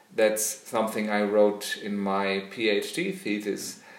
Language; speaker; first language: English; non-native, fluent; German